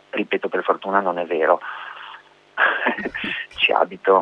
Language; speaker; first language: Italian; native; Italian